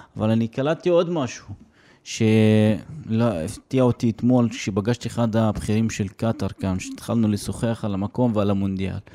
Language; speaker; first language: Hebrew; non-native, local second language; Arabic